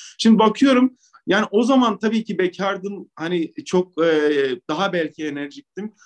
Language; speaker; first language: Turkish; native; Turkish